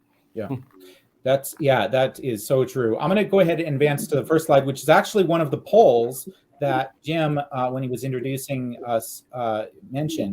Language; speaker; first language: English; native; English